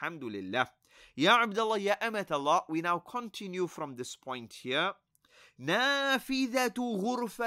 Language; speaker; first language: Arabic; non-native, fluent; English